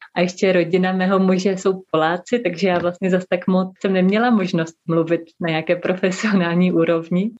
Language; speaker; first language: Czech; native; Czech